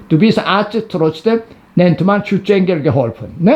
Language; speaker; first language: German; non-native, learner; Korean